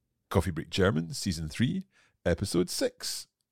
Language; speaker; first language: English; native; English